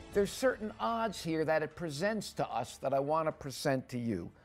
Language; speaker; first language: English; native; English